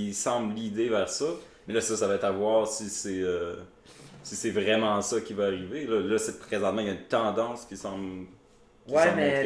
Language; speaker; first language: French; native; French